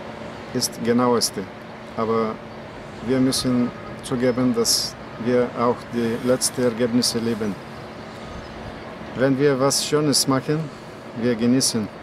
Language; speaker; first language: German; non-native, fluent; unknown